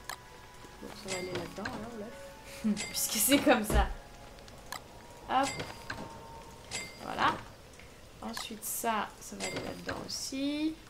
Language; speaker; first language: French; native; French